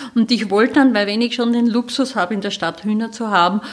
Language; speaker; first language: German; native; German